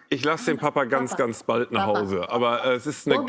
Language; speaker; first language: German; native; German